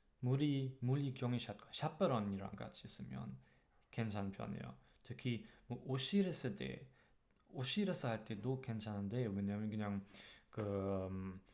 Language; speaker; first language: Korean; non-native, learner; German